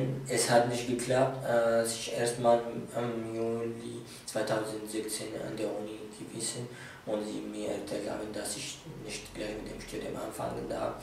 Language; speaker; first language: German; non-native, fluent; Arabic